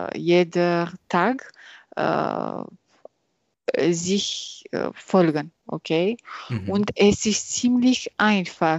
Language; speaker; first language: German; non-native, learner; French